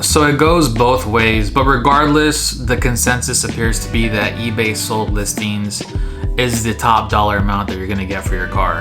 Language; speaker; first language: English; native; English